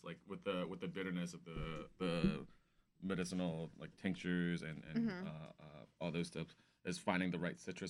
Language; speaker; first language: English; non-native, local second language; Cantonese